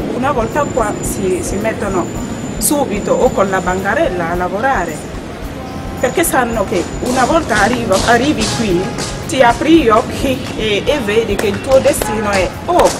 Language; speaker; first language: Italian; non-native, fluent; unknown